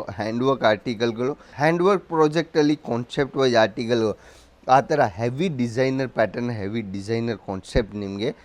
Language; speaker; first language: Kannada; non-native, local second language; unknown